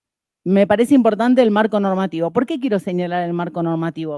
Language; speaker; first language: Spanish; native; Spanish